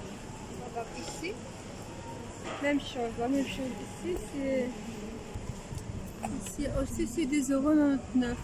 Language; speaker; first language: French; non-native, local second language; Arabic